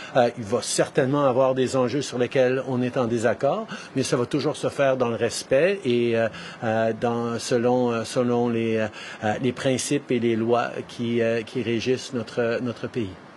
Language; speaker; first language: French; native; French